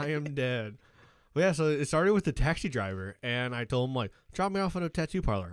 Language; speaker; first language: English; native; English